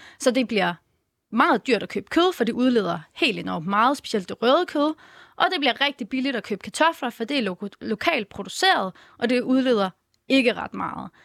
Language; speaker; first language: Danish; native; Danish